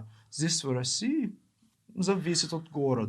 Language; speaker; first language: Russian; non-native, learner; English